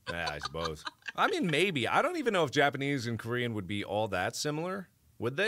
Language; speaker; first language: English; native; English